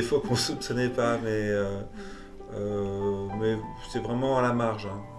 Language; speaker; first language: French; native; French